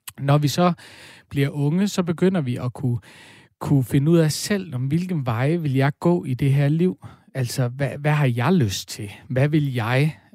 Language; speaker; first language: Danish; native; Danish